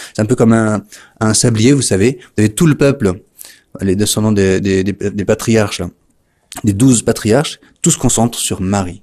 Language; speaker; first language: French; native; French